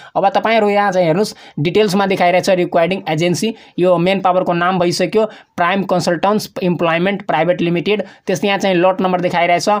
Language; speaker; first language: Nepali; non-native, local second language; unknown